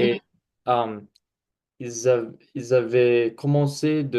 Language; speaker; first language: French; non-native, learner; English